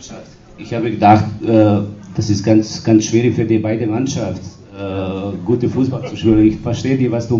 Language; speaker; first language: German; non-native, fluent; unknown